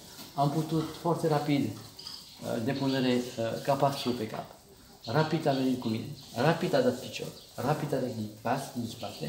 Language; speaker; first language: Romanian; non-native, learner; French